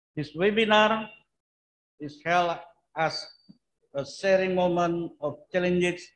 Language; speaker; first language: English; non-native, fluent; Indonesian